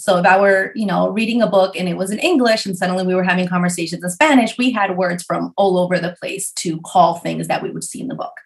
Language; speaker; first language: English; early bilingual, other home language; Spanish